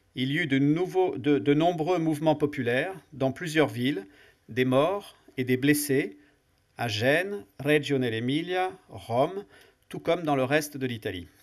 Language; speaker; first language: French; native; French